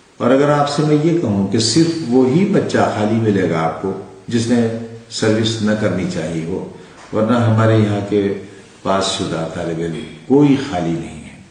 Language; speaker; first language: Urdu; native; Urdu